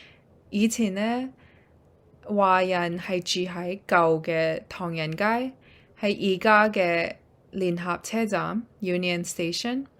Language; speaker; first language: Cantonese; early bilingual, heritage; Cantonese